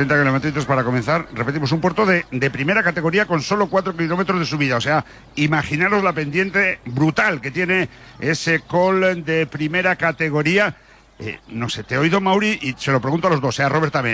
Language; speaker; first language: Spanish; native; Spanish